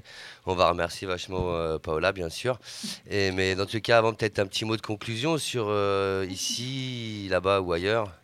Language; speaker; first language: French; native; French